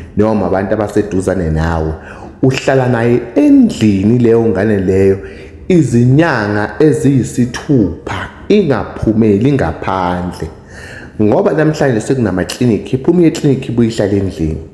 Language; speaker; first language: Zulu; native; Zulu